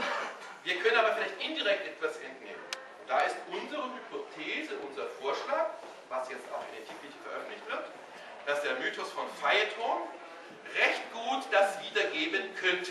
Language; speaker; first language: German; native; German